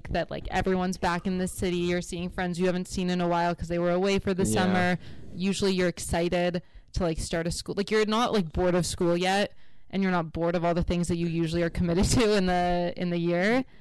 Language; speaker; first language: English; non-native, fluent; Hebrew